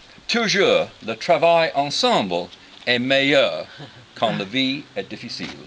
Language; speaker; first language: French; non-native, learner; English